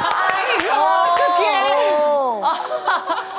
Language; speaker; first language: Korean; non-native, learner; Italian